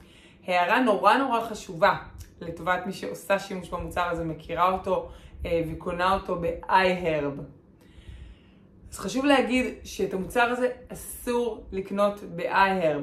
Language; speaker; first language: Hebrew; native; Hebrew